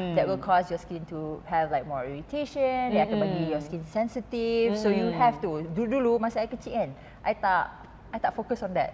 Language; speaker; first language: English; non-native, local second language; Malay